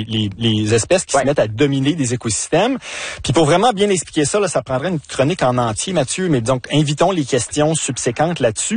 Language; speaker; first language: French; native; French